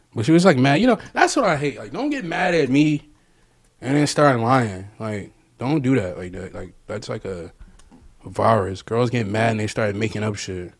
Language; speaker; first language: English; native; English